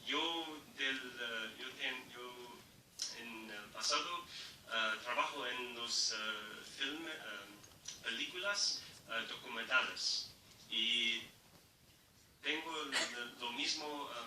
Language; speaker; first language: Spanish; non-native, learner; English